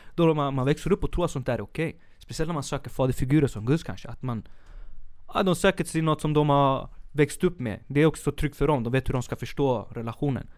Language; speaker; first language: Swedish; early bilingual, other home language; Spanish